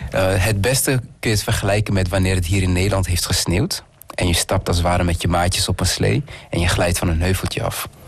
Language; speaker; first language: Dutch; early bilingual, other home language; Kinyarwanda